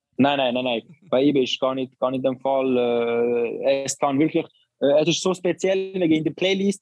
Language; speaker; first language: German; non-native, learner; Albanian